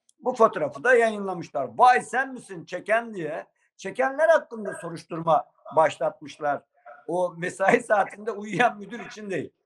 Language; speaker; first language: Turkish; native; Turkish